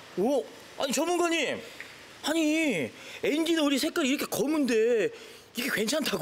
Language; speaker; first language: Korean; native; Korean